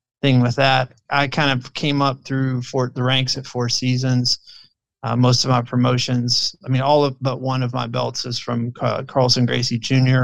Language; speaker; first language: English; native; English